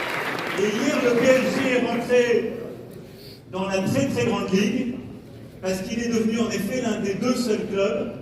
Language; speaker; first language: French; native; French